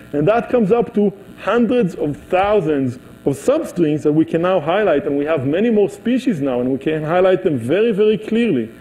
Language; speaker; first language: English; non-native, fluent; Hebrew